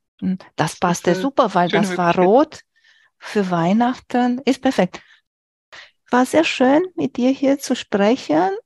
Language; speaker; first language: German; non-native, fluent; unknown